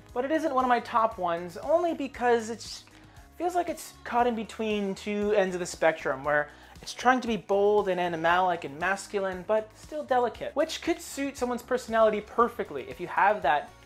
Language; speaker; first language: English; native; English